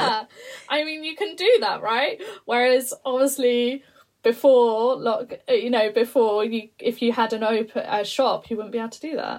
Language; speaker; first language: English; native; English